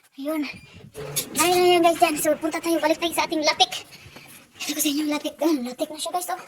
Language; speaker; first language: Filipino; non-native, local second language; Cebuano